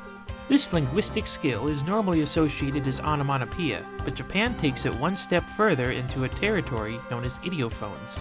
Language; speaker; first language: English; native; English